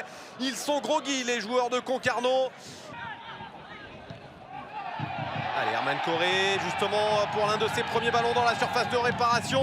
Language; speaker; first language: French; native; French